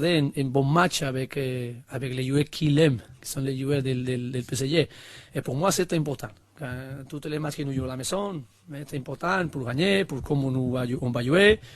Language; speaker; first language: French; non-native, learner; Spanish